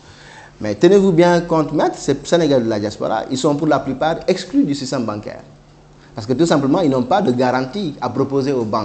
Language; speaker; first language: French; non-native, local second language; Wolof